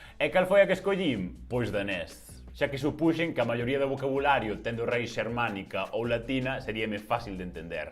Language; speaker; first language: Galician; native; Galician